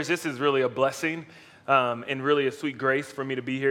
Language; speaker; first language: English; native; English